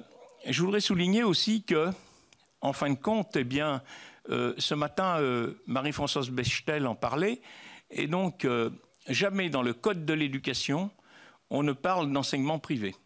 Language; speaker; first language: French; native; French